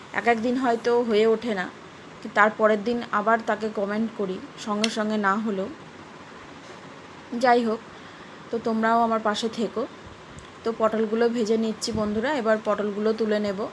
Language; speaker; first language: Bangla; native; Bangla